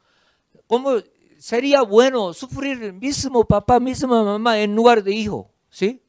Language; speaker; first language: Spanish; non-native, fluent; Korean